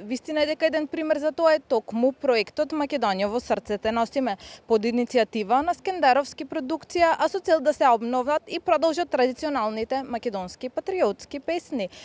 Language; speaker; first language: Macedonian; native; Macedonian